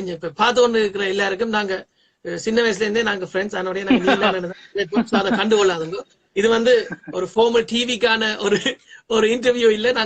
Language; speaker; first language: Tamil; early bilingual, heritage; Tamil